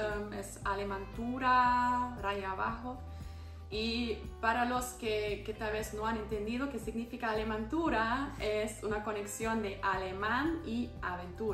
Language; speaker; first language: Spanish; non-native, fluent; German